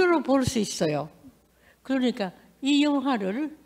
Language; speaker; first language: Korean; non-native, learner; Japanese